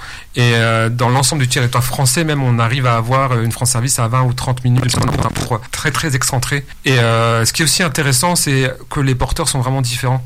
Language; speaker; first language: French; native; French